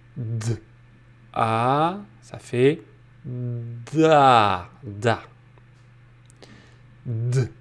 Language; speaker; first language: French; native; French